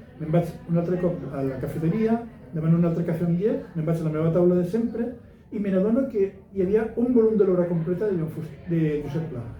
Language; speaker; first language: Catalan; non-native, local second language; Spanish